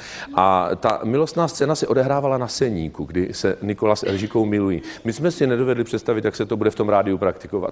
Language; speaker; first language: Czech; native; Czech